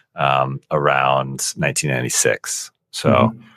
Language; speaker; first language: English; native; English